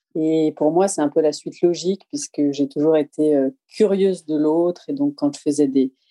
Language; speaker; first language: French; native; French